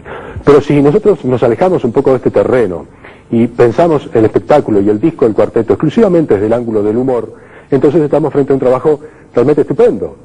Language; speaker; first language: Spanish; native; Spanish